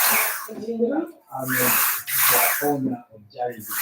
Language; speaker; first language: English; non-native, learner; Japanese